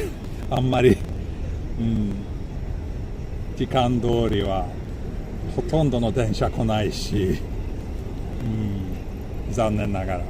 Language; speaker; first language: Japanese; non-native, fluent; Swedish